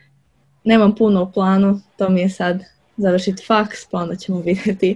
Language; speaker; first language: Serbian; early bilingual, other home language; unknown